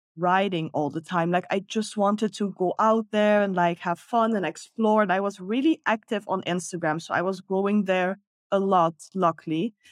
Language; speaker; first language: English; non-native, fluent; Dutch